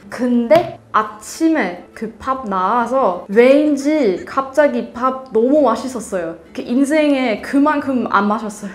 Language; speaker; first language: Korean; non-native, learner; Swedish